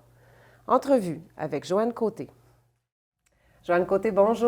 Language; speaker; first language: French; native; French